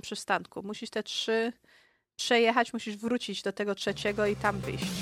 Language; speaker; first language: Polish; early bilingual, heritage; Polish